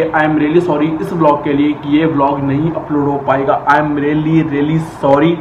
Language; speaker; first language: Hindi; native; Hindi